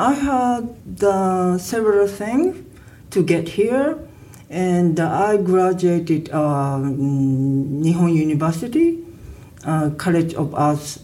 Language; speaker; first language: English; non-native, learner; Japanese